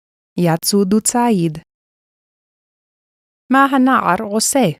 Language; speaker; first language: Hebrew; non-native, fluent; Korean